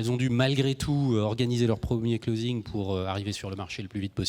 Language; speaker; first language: French; native; French